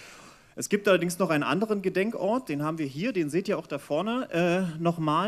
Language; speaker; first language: German; native; German